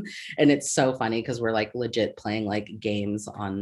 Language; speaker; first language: English; native; English